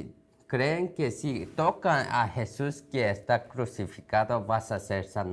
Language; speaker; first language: Spanish; non-native, fluent; Korean